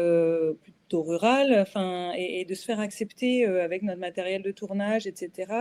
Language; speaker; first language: French; native; French